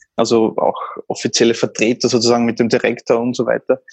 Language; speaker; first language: German; native; German